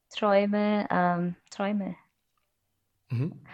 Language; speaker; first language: German; non-native, fluent; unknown